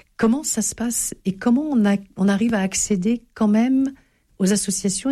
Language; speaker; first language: French; native; French